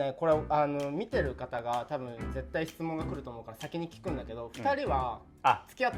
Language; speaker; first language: Japanese; native; Japanese